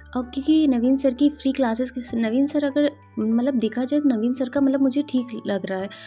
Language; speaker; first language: Hindi; native; Hindi